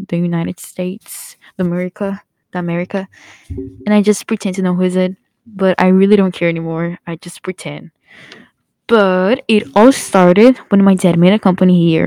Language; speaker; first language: English; early bilingual, other home language; Portuguese